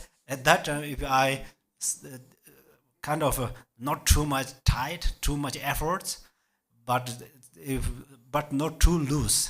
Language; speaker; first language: English; non-native, learner; Tibetan